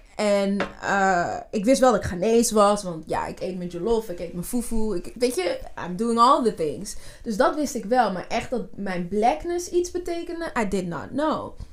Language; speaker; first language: Dutch; early bilingual, other home language; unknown